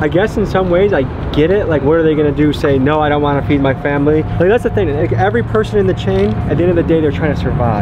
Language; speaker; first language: English; native; English